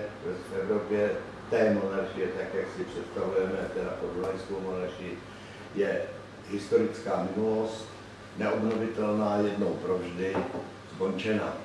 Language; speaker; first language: Czech; native; Czech